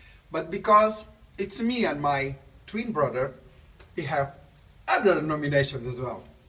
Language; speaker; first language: English; non-native, learner; Portuguese